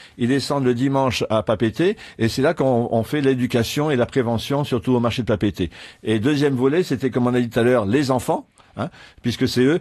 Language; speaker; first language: French; native; French